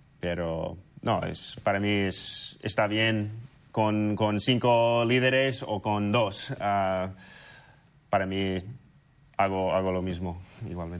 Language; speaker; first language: Spanish; non-native, fluent; English